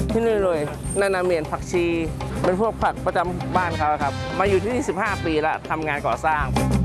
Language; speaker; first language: Thai; early bilingual, other home language; Chinese